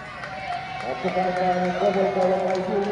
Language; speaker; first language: Indonesian; native; Indonesian